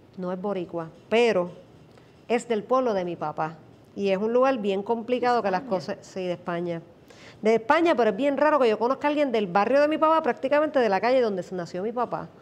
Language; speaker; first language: Spanish; native; Spanish